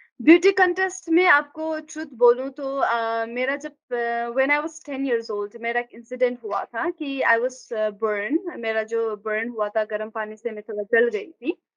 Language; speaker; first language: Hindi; non-native, local second language; Nepali